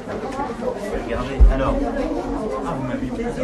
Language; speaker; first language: French; native; French